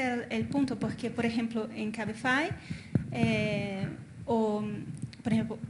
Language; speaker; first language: Spanish; non-native, fluent; Portuguese